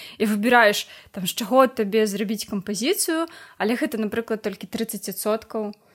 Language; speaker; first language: Belarusian; non-native, local second language; Russian